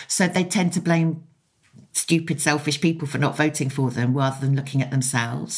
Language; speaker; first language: English; native; English